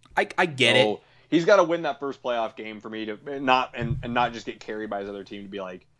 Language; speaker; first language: English; native; English